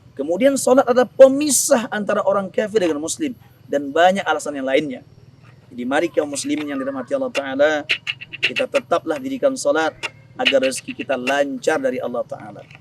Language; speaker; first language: Indonesian; non-native, local second language; Minangkabau